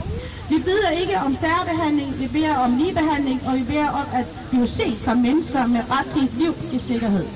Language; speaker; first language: Danish; non-native, fluent; Persian